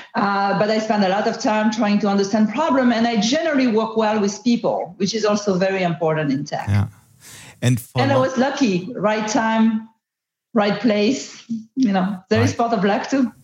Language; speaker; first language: English; non-native, fluent; French